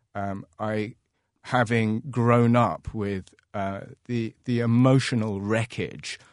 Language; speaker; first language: English; native; English